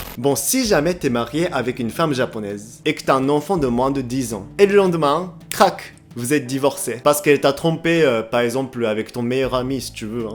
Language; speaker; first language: French; non-native, fluent; Japanese